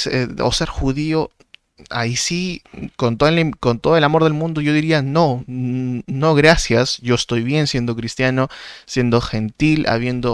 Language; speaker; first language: Spanish; native; Spanish